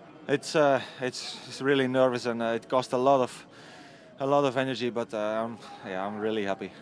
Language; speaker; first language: English; non-native, fluent; Dutch